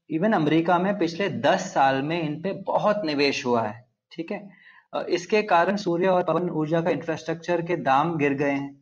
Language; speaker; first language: Hindi; non-native, local second language; Telugu